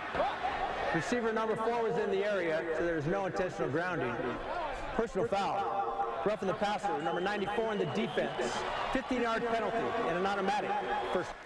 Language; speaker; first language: English; native; English